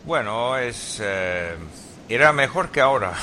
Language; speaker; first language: Spanish; non-native, learner; English